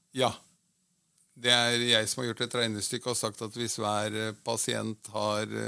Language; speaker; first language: Norwegian; native; Norwegian